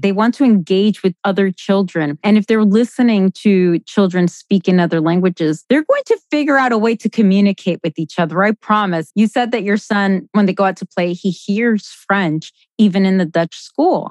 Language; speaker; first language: English; early bilingual, other home language; Spanish